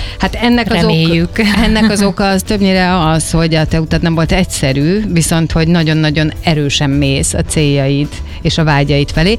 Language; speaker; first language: Hungarian; native; Hungarian